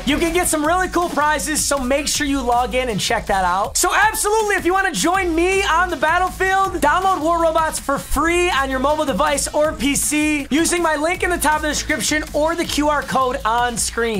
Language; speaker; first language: English; native; English